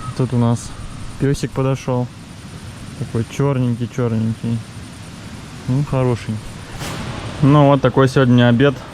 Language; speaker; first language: Russian; native; Russian